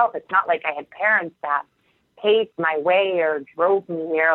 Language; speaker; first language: English; native; English